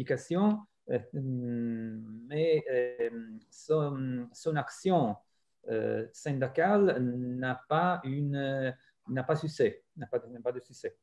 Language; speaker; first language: French; non-native, fluent; Italian